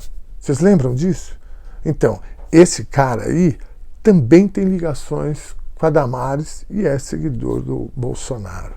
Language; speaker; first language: Portuguese; native; Portuguese